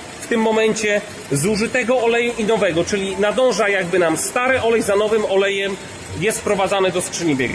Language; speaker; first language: Polish; native; Polish